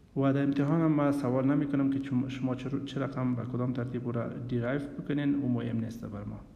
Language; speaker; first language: Persian; native; Persian